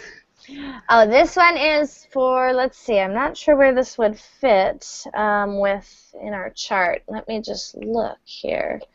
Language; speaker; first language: English; native; English